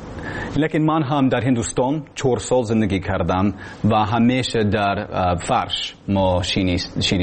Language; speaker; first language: Persian; non-native, learner; English